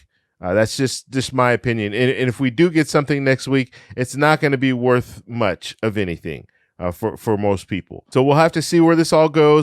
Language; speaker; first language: English; native; English